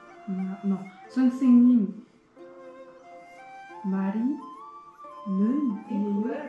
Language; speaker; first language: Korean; non-native, learner; French